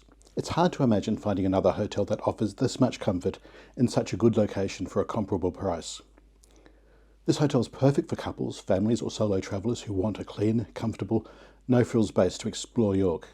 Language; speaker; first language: English; native; English